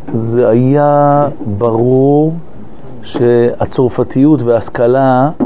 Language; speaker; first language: Hebrew; early bilingual, other home language; French